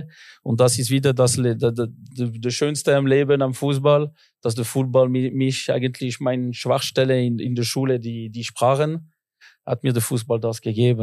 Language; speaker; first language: German; non-native, local second language; French